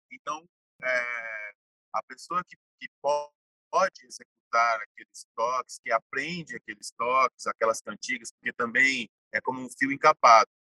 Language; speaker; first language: Portuguese; native; Portuguese